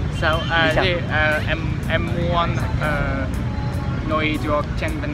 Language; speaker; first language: Vietnamese; non-native, learner; French